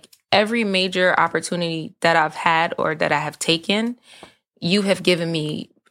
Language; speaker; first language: English; native; English